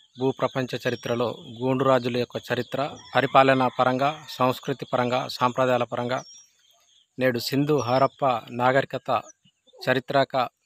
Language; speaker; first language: Telugu; non-native, local second language; Gondi